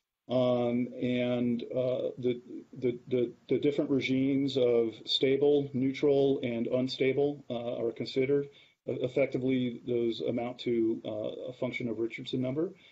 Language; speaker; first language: English; native; English